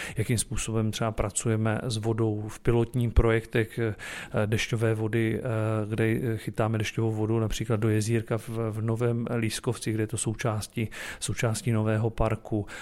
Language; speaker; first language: Czech; native; Czech